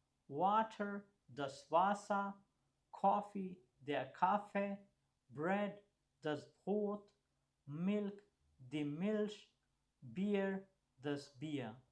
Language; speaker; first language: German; non-native, fluent; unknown